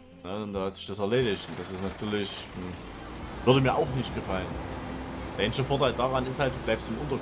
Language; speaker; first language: German; native; German